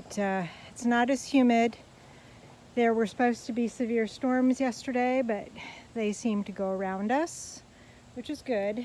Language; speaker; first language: English; native; English